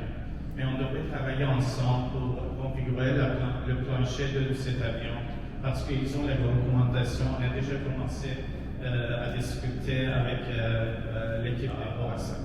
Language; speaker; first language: French; non-native, fluent; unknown